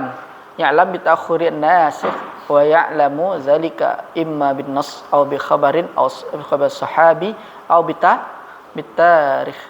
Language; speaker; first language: Arabic; non-native, fluent; Indonesian